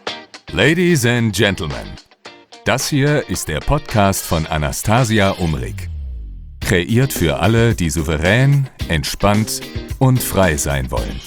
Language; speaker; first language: German; native; German